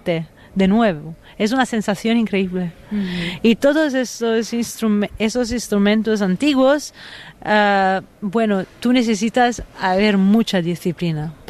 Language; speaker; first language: Spanish; non-native, fluent; Italian